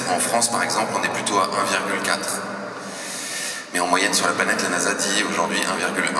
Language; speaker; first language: French; native; French